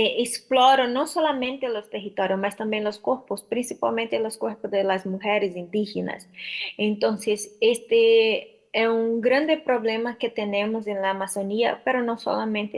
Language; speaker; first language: Spanish; non-native, learner; Portuguese